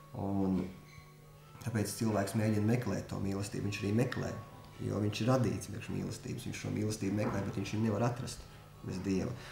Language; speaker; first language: Latvian; non-native, local second language; Russian